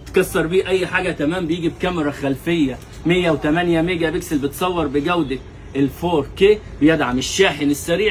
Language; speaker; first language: Arabic; native; Arabic